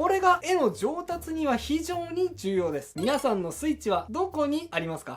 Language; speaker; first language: Japanese; native; Japanese